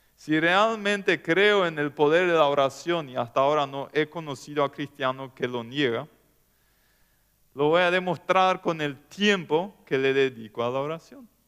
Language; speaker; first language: Spanish; non-native, local second language; German